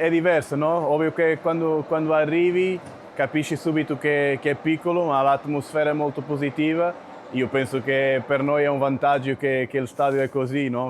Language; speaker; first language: Italian; non-native, fluent; Portuguese